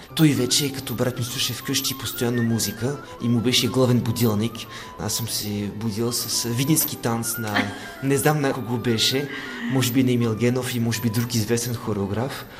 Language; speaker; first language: Bulgarian; non-native, fluent; French